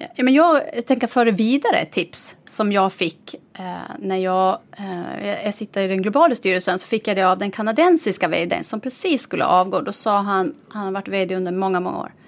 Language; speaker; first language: Swedish; native; Swedish